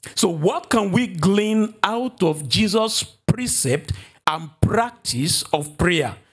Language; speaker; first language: English; non-native, local second language; Yoruba